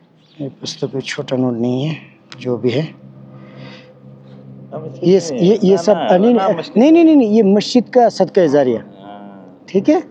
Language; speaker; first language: Hindi; non-native, learner; Bangla